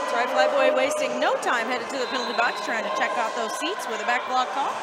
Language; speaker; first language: English; native; English